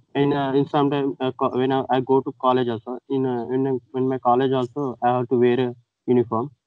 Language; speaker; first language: English; non-native, local second language; Telugu